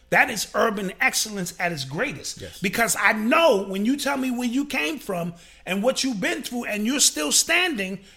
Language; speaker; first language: English; native; English